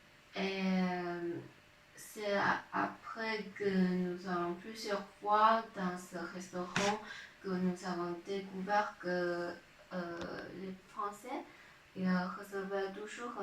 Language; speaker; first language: French; non-native, learner; Chinese